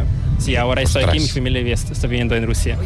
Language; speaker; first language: Spanish; non-native, learner; Korean